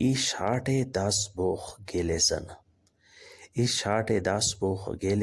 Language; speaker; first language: German; non-native, fluent; Urdu